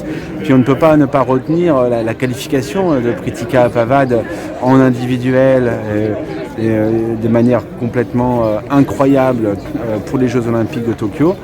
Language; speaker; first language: French; native; French